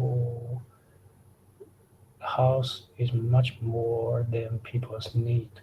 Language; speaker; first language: English; non-native, learner; Chinese